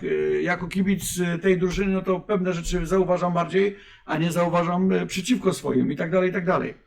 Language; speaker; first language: Polish; native; Polish